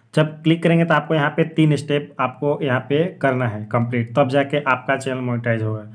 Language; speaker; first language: Hindi; native; Hindi